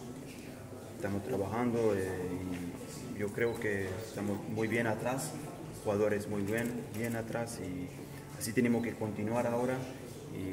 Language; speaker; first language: Spanish; early bilingual, heritage; Spanish